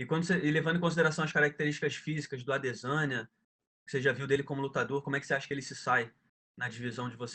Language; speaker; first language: Portuguese; native; Portuguese